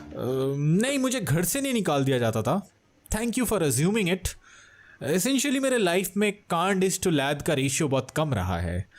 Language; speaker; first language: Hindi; non-native, local second language; Bangla